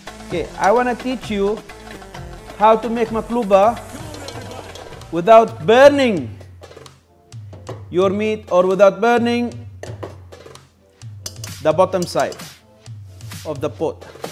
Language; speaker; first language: English; non-native, local second language; Malay